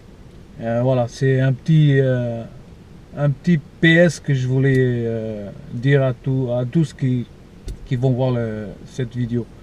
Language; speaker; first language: French; non-native, fluent; Portuguese